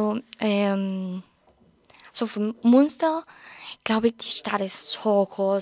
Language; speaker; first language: German; non-native, learner; Spanish